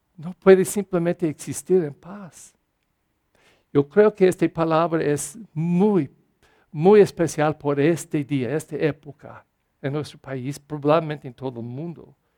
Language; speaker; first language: Spanish; non-native, fluent; English